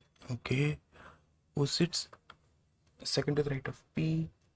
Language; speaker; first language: English; non-native, local second language; Hindi